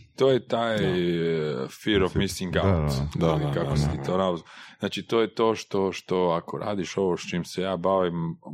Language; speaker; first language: Croatian; native; Croatian